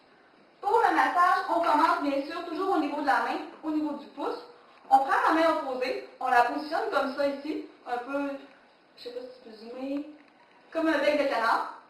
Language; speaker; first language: French; native; French